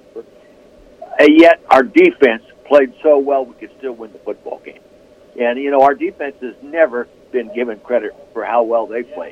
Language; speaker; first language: English; native; English